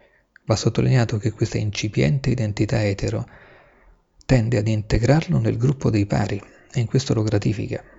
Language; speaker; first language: Italian; native; Italian